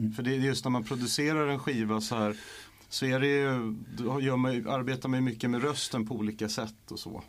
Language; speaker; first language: Swedish; native; Swedish